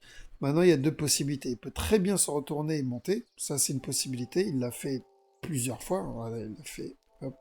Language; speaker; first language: French; native; French